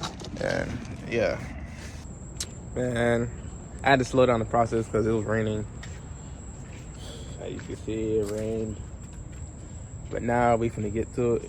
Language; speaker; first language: English; native; English